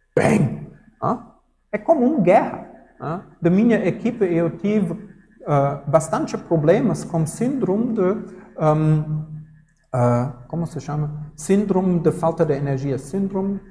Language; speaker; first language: Portuguese; non-native, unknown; German